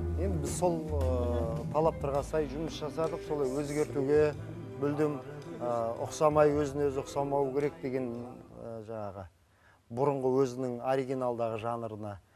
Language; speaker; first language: Kazakh; native; Kazakh